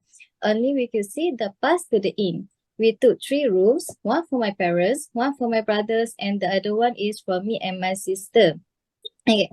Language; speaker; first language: English; non-native, fluent; Malay